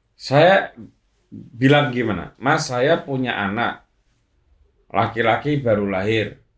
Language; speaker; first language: Indonesian; native; Indonesian